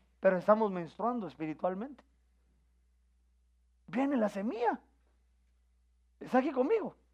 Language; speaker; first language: Spanish; native; Spanish